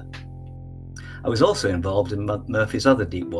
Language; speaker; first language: English; native; English